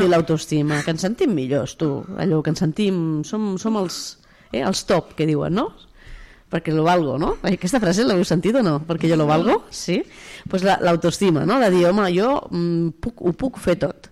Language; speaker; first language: Catalan; native; Catalan